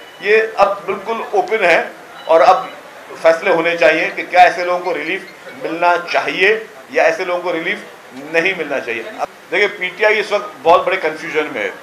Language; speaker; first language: Urdu; non-native, local second language; Sindhi